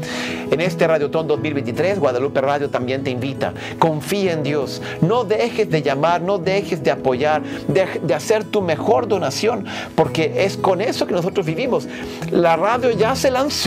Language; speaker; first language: Spanish; non-native, fluent; Portuguese